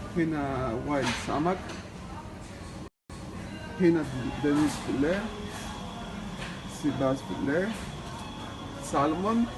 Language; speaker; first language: Arabic; non-native, learner; Greek